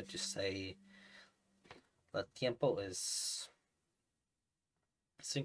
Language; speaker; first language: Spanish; non-native, learner; English